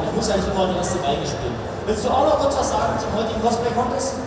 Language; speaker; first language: German; native; German